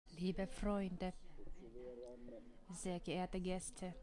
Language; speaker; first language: German; non-native, fluent; Finnish